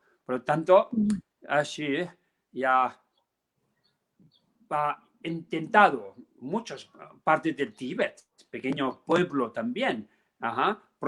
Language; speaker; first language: Spanish; non-native, learner; Tibetan